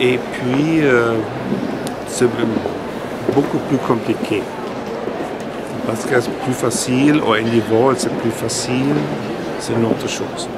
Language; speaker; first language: French; non-native, fluent; German